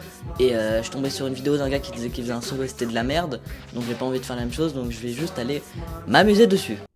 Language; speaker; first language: French; native; French